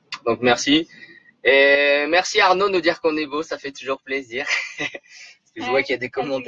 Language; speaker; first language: French; native; French